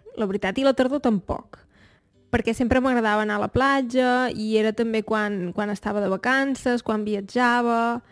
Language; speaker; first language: Catalan; native; Catalan